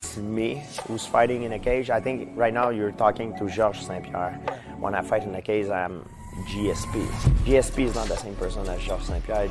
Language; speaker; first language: English; non-native, local second language; French